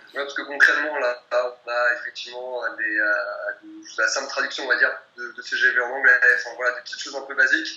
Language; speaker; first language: French; native; French